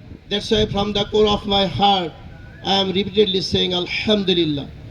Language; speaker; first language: English; non-native, local second language; Bangla